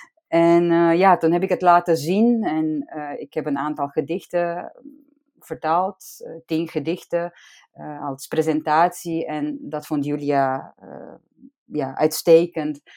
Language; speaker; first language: Dutch; non-native, fluent; Romanian